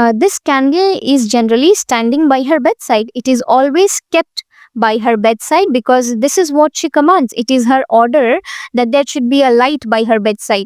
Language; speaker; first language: English; non-native, local second language; Hindi